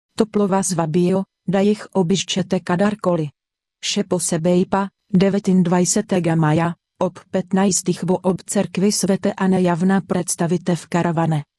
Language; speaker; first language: Slovenian; non-native, learner; Czech